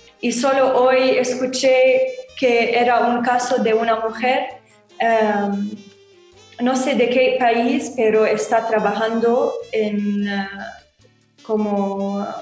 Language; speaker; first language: Spanish; non-native, learner; Arabic